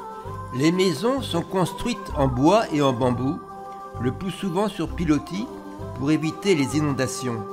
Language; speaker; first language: French; native; French